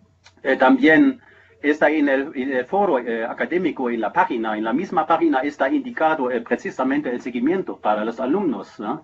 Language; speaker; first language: Spanish; non-native, fluent; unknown